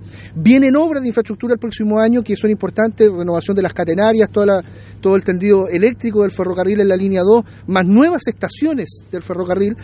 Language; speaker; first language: Spanish; native; Spanish